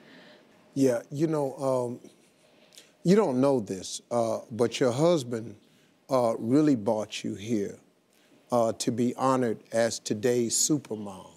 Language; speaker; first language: English; native; English